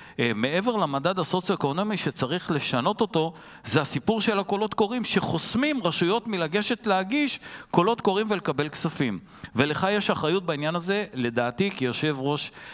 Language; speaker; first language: Hebrew; native; Hebrew